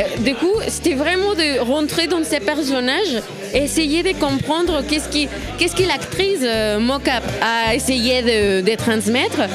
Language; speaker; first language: French; non-native, fluent; Spanish